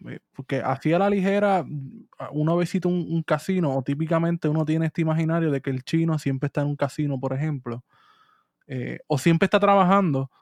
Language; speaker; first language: Spanish; native; Spanish